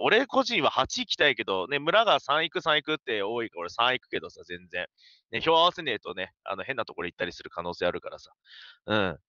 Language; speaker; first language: Japanese; native; Japanese